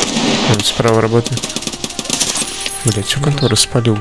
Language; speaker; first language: Russian; native; Russian